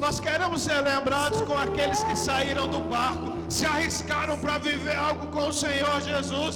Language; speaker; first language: Portuguese; native; Portuguese